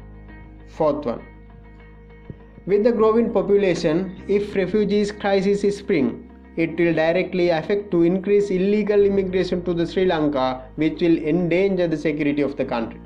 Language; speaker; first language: English; non-native, local second language; Sinhala